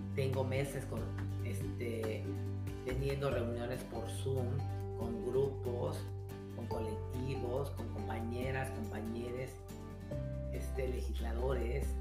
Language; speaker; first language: Spanish; native; Spanish